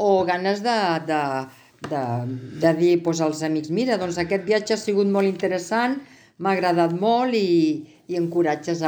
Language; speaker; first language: Catalan; native; Catalan